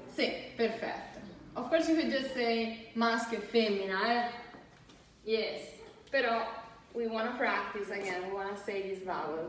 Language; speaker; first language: English; non-native, fluent; Italian